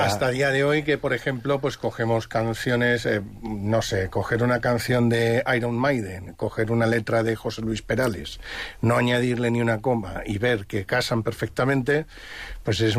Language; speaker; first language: Spanish; native; Spanish